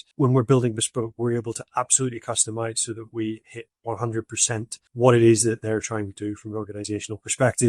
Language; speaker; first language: English; native; English